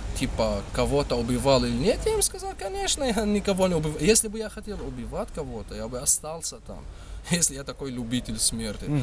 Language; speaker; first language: Russian; non-native, fluent; Arabic